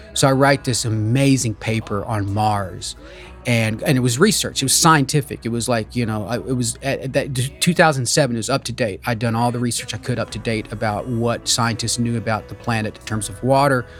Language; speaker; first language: English; early bilingual, other home language; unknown